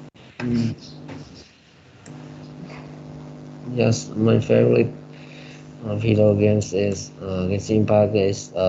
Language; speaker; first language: English; non-native, learner; Vietnamese